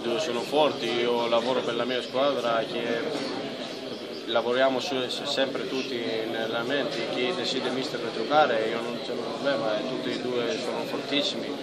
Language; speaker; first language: Italian; non-native, learner; Greek